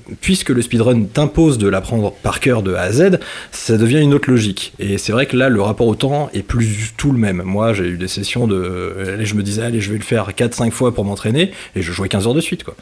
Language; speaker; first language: French; native; French